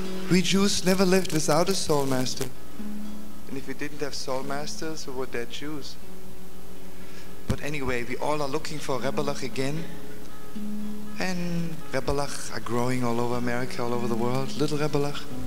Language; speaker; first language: English; native; English